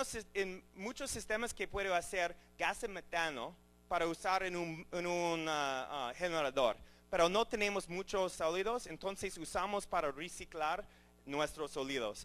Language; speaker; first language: Spanish; non-native, learner; English